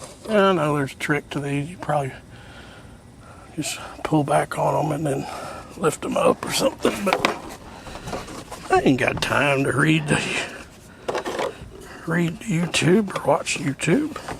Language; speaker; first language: English; native; English